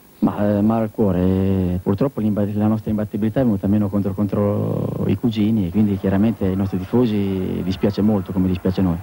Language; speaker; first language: Italian; non-native, fluent; Serbian